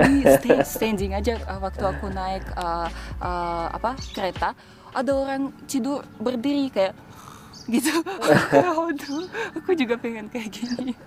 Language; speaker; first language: Indonesian; non-native, fluent; Russian